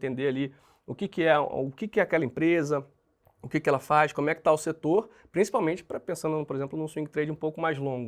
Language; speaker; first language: Portuguese; native; Portuguese